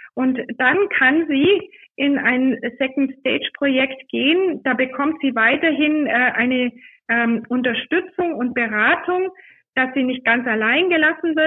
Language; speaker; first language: German; native; German